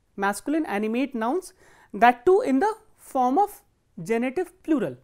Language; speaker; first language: English; non-native, local second language; Hindi